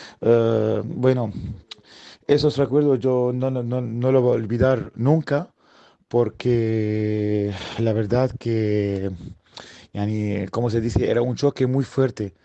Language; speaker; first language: Spanish; non-native, fluent; Arabic